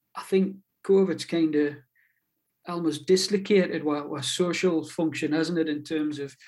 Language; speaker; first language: English; native; English